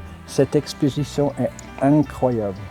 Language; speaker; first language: French; non-native, local second language; German